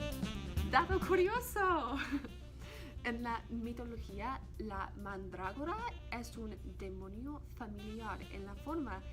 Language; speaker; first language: Spanish; non-native, learner; English